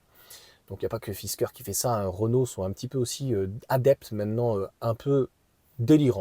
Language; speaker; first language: French; native; French